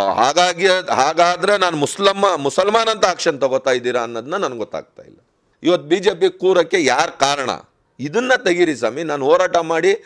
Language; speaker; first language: Kannada; non-native, local second language; Urdu